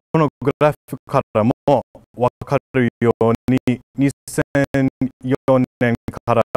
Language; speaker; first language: Japanese; non-native, fluent; English